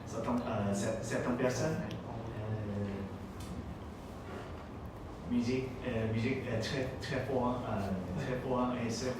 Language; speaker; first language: French; non-native, learner; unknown